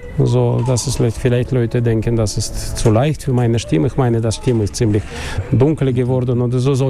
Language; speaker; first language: German; non-native, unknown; Russian